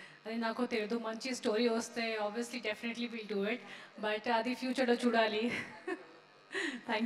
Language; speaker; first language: Telugu; non-native, fluent; Hindi